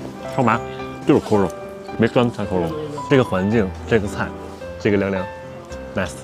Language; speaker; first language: Chinese; native; Chinese